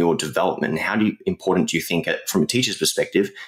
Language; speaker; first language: English; native; English